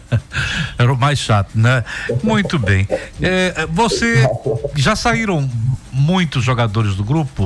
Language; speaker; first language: Portuguese; native; Portuguese